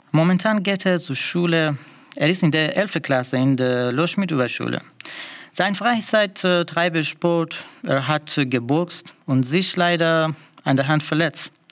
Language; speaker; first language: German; non-native, learner; Persian